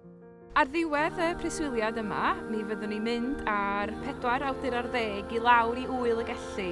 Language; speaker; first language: Welsh; native; Welsh